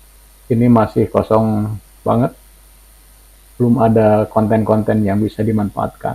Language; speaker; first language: Indonesian; native; Indonesian